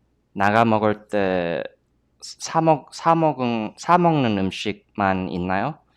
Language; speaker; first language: Korean; early bilingual, heritage; English